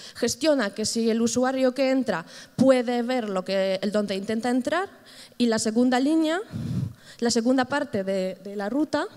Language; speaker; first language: Spanish; non-native, fluent; Polish